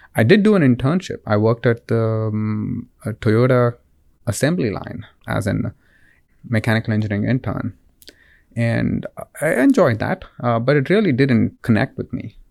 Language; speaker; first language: English; non-native, local second language; Kannada